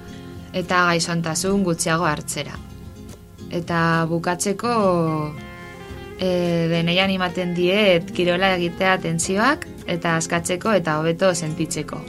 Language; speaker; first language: Basque; non-native, learner; Spanish